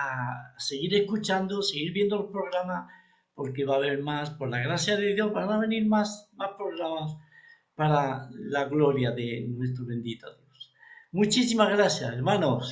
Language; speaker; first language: Spanish; native; Spanish